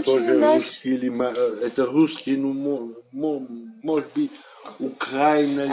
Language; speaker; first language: Russian; non-native, learner; Bulgarian